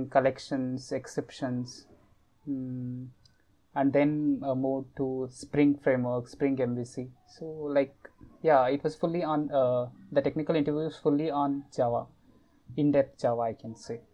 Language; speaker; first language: English; non-native, local second language; Kannada